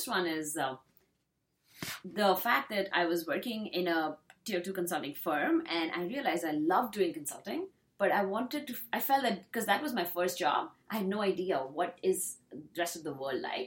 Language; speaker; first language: English; non-native, local second language; Hindi